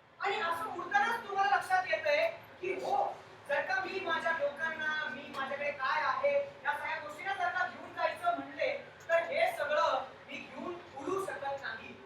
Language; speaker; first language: Marathi; non-native, local second language; Telugu